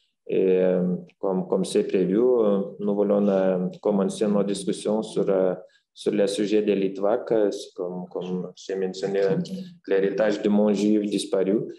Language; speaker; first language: French; non-native, fluent; Lithuanian